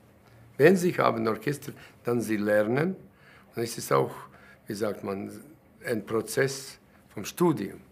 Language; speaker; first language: German; non-native, fluent; Latvian